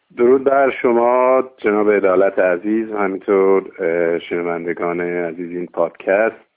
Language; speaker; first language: Persian; native; Persian